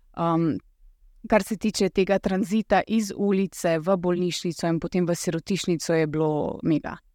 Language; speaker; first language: Slovenian; early bilingual, other home language; Russian